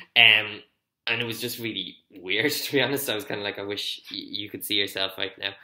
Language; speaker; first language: English; native; English